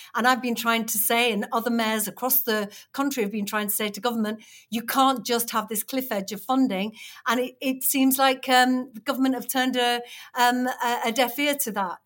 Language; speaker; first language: English; native; English